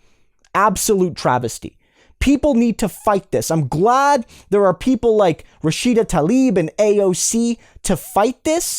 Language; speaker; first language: English; native; English